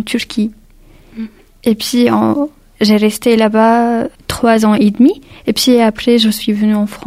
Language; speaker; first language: French; early bilingual, other home language; Arabic